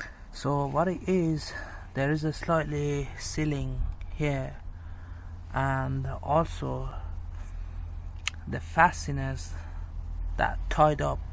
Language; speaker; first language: English; non-native, fluent; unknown